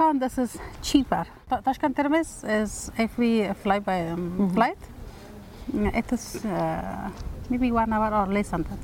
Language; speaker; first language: English; non-native, fluent; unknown